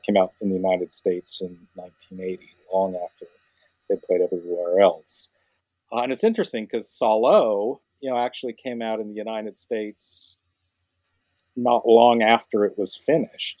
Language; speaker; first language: English; native; English